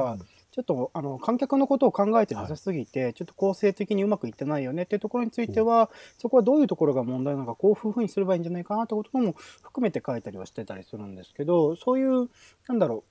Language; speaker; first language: Japanese; native; Japanese